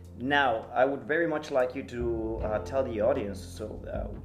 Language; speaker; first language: English; non-native, fluent; Spanish